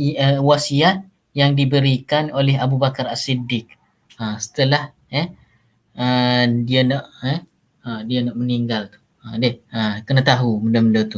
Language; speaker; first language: Malay; native; Malay